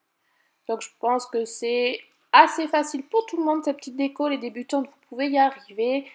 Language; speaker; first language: French; native; French